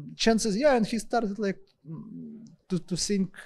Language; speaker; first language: English; non-native, fluent; Ukrainian